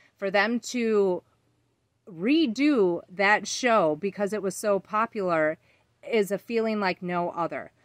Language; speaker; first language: English; native; English